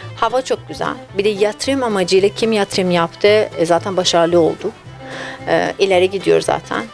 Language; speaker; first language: Turkish; non-native, fluent; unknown